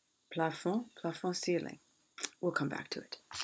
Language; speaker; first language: French; non-native, learner; English